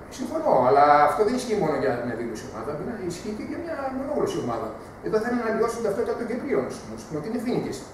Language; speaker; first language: Greek; native; Greek